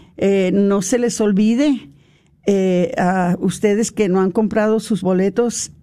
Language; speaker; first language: Spanish; early bilingual, heritage; Spanish